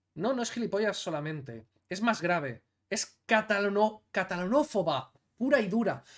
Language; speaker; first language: Spanish; native; Spanish